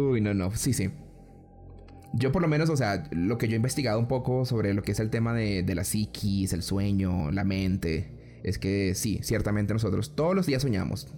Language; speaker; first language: Spanish; native; Spanish